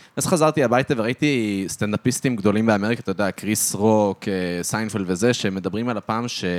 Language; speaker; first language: Hebrew; early bilingual, other home language; French